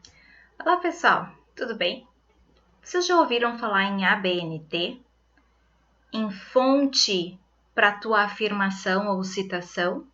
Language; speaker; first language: Portuguese; native; Portuguese